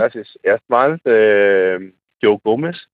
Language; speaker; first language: German; non-native, learner; Danish